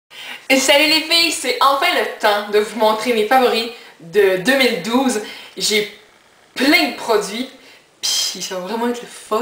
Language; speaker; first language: French; native; French